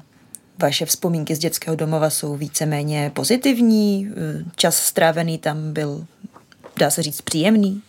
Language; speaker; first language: Czech; native; Czech